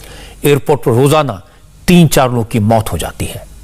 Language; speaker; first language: Hindi; native; Hindi